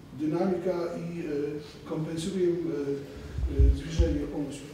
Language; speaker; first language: Polish; non-native, learner; Russian